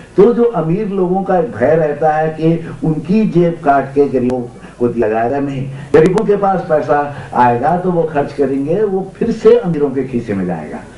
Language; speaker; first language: Hindi; native; Hindi